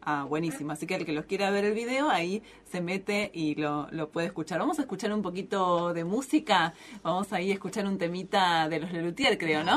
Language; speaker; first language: Spanish; native; Spanish